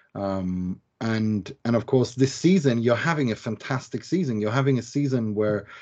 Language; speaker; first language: English; non-native, fluent; Swedish